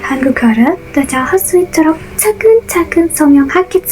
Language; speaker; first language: Korean; non-native, learner; Indonesian